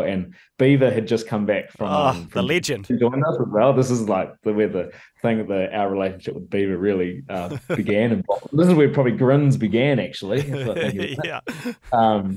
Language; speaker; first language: English; native; English